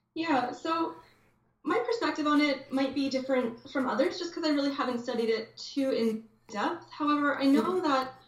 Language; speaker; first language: English; native; English